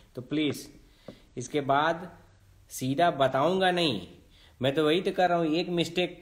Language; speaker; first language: Hindi; native; Hindi